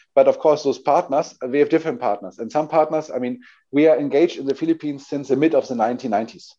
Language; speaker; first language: English; non-native, fluent; German